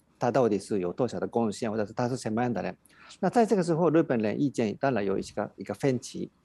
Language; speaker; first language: Chinese; non-native, fluent; Japanese